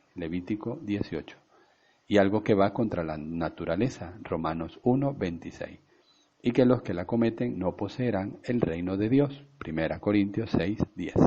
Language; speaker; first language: Spanish; native; Spanish